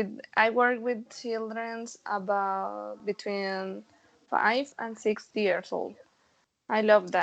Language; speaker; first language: English; non-native, learner; Spanish